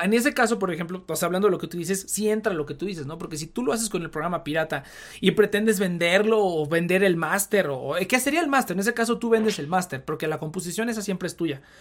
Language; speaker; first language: Spanish; native; Spanish